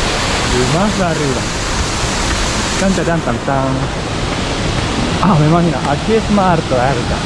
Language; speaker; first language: Spanish; non-native, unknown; Japanese